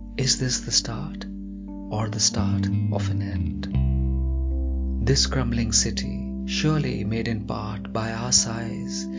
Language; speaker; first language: English; non-native, local second language; Hindi